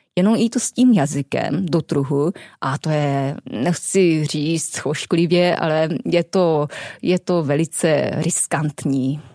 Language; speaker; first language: Czech; non-native, fluent; Japanese